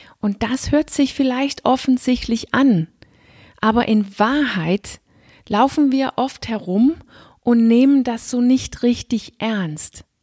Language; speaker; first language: German; non-native, fluent; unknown